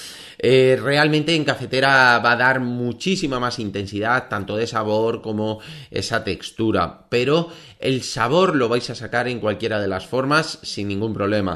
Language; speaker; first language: Spanish; native; Spanish